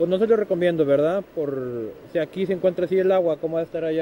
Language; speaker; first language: Spanish; native; Spanish